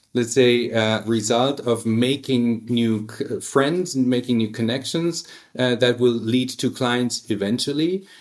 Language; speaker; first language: English; early bilingual, other home language; German